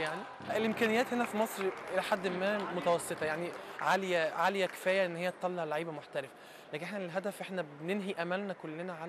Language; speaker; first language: Arabic; native; Arabic